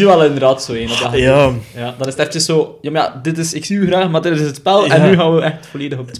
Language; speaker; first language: Dutch; native; Dutch